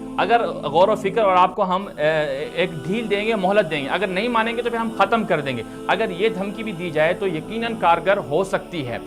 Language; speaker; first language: Urdu; native; Urdu